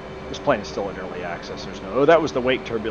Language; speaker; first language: English; native; English